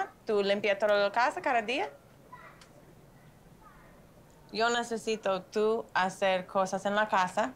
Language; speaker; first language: Spanish; non-native, learner; English